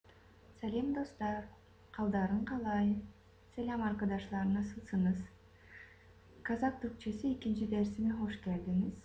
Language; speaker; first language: Turkish; non-native, fluent; Kazakh